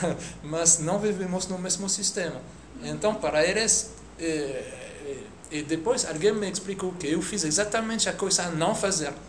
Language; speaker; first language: Portuguese; non-native, fluent; French